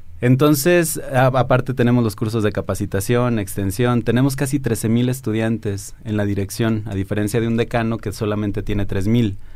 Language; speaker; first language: Spanish; native; Spanish